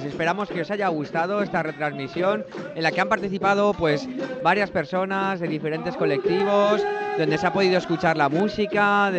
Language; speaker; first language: Spanish; native; Spanish